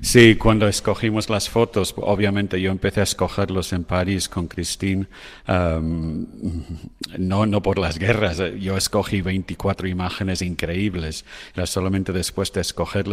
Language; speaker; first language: Spanish; non-native, fluent; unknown